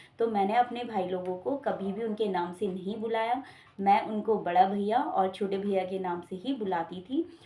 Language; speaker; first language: Hindi; native; Hindi